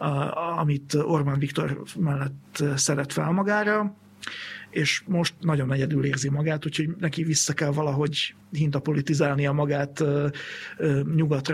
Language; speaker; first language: Hungarian; native; Hungarian